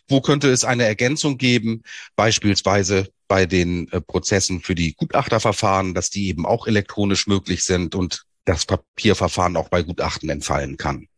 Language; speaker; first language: German; native; German